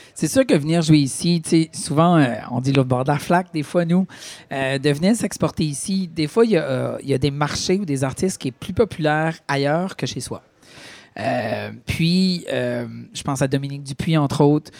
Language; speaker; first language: French; native; French